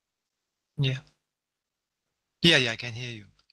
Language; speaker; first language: English; non-native, local second language; Malay